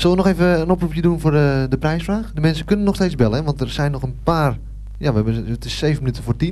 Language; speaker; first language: Dutch; native; Dutch